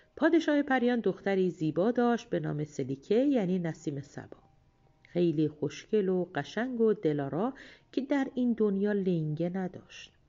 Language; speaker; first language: Persian; native; Persian